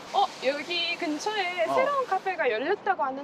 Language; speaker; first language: Korean; non-native, fluent; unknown